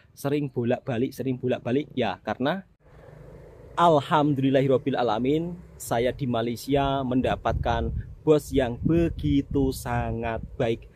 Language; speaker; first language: Indonesian; native; Indonesian